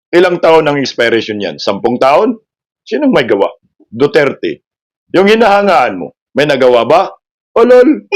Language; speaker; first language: Filipino; non-native, local second language; Cebuano